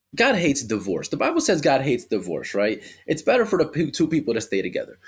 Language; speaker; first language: English; early bilingual, other home language; Spanish